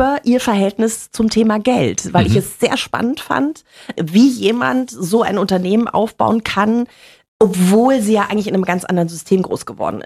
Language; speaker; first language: German; native; German